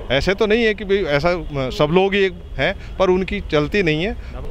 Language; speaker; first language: Hindi; native; Hindi